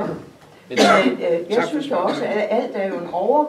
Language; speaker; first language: Danish; native; Danish